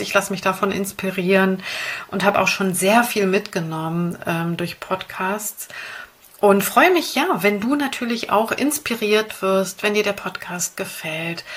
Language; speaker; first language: German; native; German